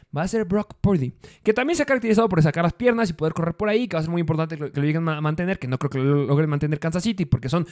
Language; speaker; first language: Spanish; native; Spanish